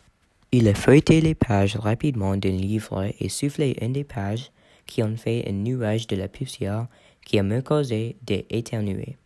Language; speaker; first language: French; non-native, learner; English